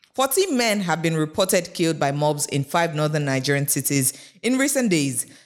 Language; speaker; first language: English; non-native, local second language; Yoruba